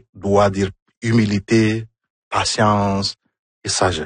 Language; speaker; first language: French; non-native, fluent; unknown